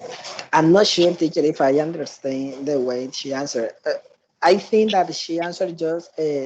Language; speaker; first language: English; non-native, learner; Spanish